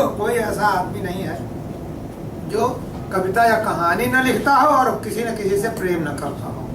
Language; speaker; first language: Hindi; native; Hindi